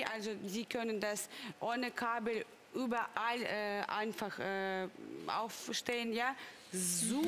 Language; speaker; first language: German; non-native, learner; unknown